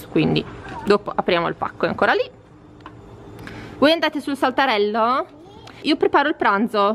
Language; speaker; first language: Italian; native; Italian